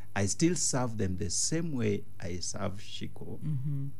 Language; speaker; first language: English; non-native, local second language; Luo (Kenya and Tanzania)